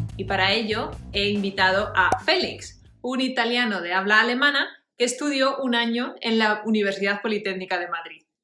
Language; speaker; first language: Spanish; native; Spanish